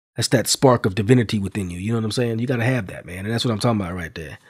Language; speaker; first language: English; native; English